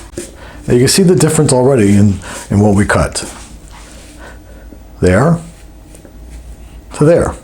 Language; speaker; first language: English; native; English